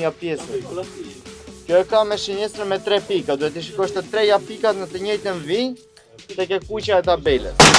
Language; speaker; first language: Albanian; native; Albanian